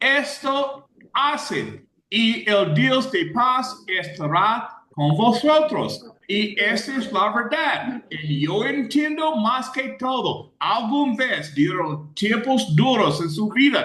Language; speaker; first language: Spanish; non-native, fluent; English